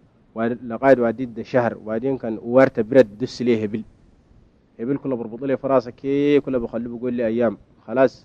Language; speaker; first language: Arabic; native; Arabic